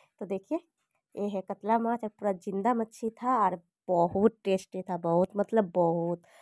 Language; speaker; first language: Hindi; non-native, local second language; Bangla